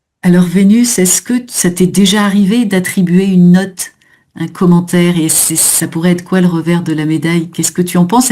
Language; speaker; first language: French; native; French